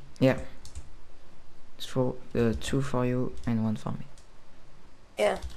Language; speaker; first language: English; non-native, learner; French